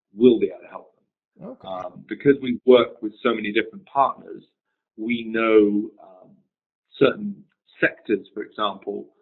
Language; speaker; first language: English; native; English